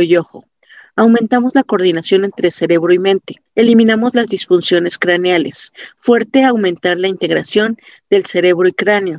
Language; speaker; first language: Spanish; native; Spanish